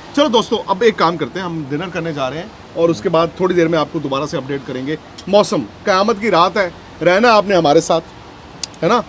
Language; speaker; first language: Hindi; native; Hindi